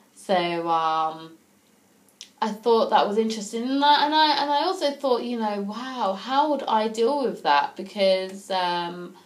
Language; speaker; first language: English; native; English